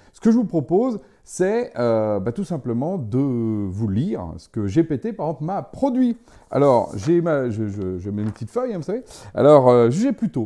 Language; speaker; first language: French; native; French